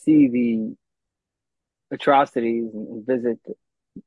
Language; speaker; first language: English; native; English